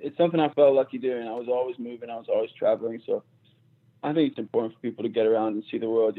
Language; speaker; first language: English; native; English